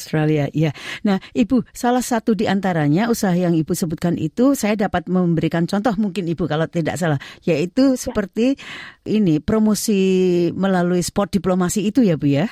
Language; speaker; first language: Indonesian; native; Indonesian